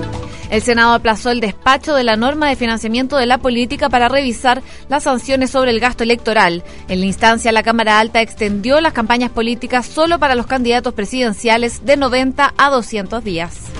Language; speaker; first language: Spanish; native; Spanish